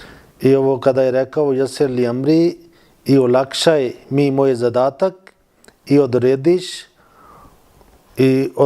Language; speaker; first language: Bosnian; non-native, fluent; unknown